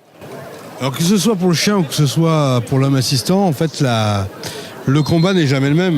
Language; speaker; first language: French; native; French